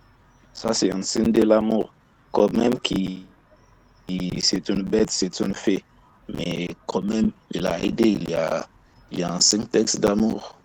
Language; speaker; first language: French; non-native, learner; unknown